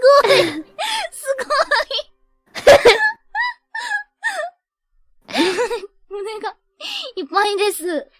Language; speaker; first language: Japanese; non-native, learner; Korean